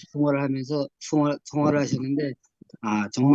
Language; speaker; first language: Korean; native; Korean